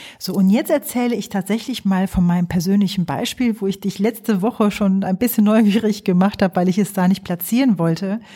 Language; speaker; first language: German; early bilingual, other home language; Polish